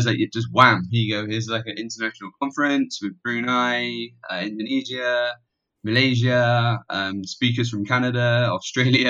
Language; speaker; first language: English; native; English